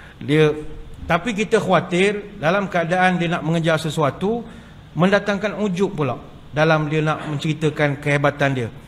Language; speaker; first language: Malay; native; Malay